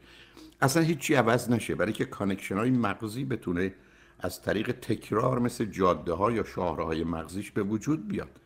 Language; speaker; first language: Persian; native; Persian